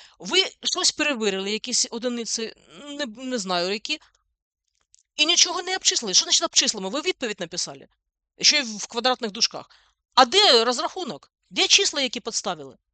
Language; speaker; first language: Ukrainian; non-native, local second language; Russian